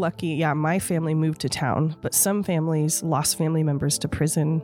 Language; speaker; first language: English; native; English